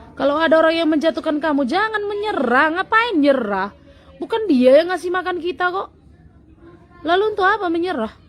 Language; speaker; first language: Indonesian; native; Indonesian